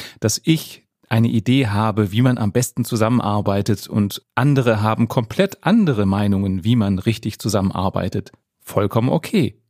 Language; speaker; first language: German; native; German